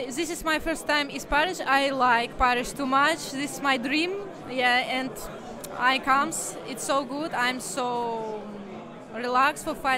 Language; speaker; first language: English; non-native, learner; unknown